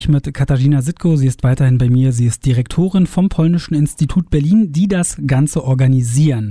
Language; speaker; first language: German; native; German